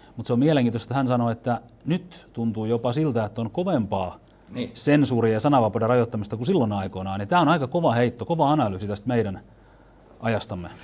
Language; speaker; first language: Finnish; native; Finnish